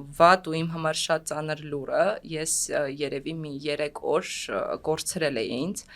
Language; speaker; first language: Armenian; non-native, fluent; Russian